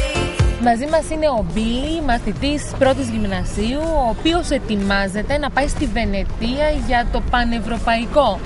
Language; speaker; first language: Greek; native; Greek